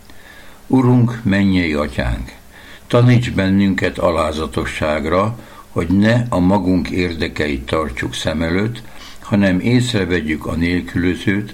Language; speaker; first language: Hungarian; native; Hungarian